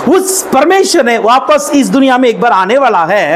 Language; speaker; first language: Hindi; non-native, local second language; Tamil